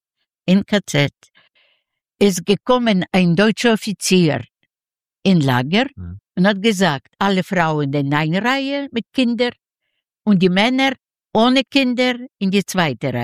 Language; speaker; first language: German; non-native, learner; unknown